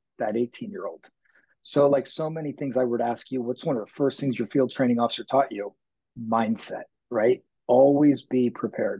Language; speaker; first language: English; native; English